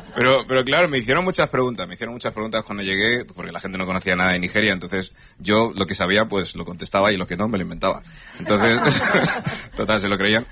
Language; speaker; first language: Spanish; early bilingual, other home language; English